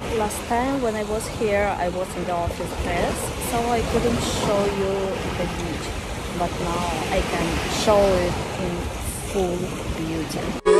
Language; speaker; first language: English; non-native, learner; Russian